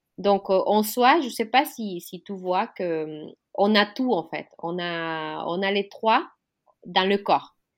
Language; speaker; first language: French; non-native, fluent; Spanish